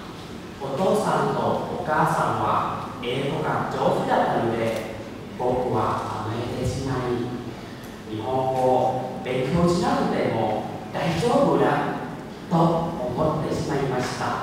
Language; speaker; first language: Japanese; non-native, fluent; Thai